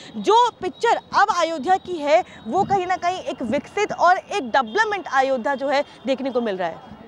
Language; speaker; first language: Hindi; native; Hindi